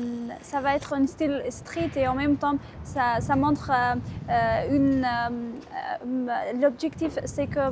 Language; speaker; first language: French; non-native, fluent; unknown